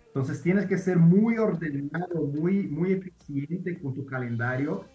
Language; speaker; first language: Spanish; non-native, fluent; Portuguese